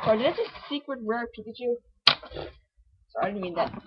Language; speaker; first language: English; native; English